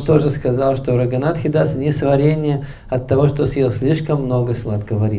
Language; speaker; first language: Russian; native; Russian